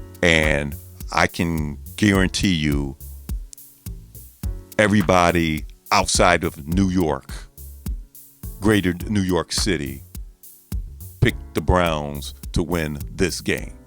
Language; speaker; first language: English; native; English